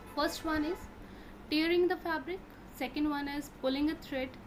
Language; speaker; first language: English; non-native, local second language; Punjabi